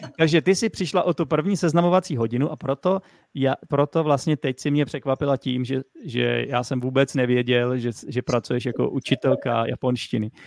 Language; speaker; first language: Czech; native; Czech